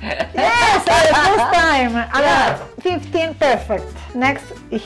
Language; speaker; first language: English; non-native, learner; Italian